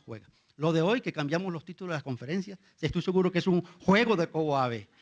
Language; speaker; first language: Spanish; native; Spanish